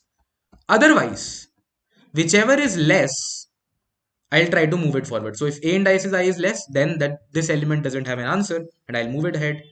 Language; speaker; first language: English; non-native, local second language; Hindi